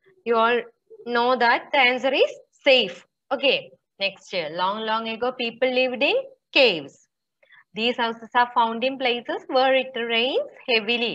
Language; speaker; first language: English; non-native, local second language; Malayalam